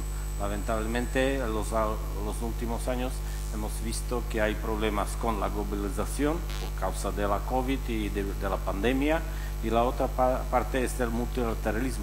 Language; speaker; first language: Spanish; non-native, fluent; Czech